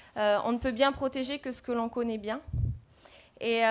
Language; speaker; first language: French; native; French